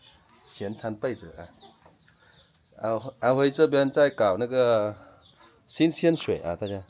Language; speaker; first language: Chinese; non-native, learner; Vietnamese